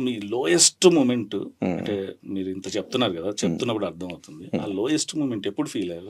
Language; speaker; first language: Telugu; native; Telugu